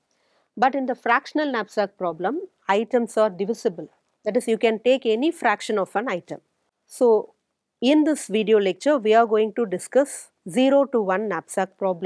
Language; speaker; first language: English; non-native, local second language; Tamil